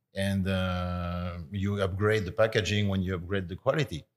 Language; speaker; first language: English; non-native, fluent; French